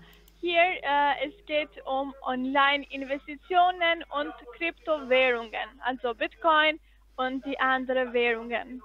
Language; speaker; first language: German; non-native, fluent; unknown